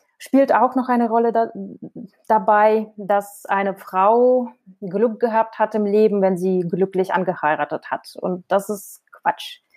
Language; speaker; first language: German; non-native, fluent; Russian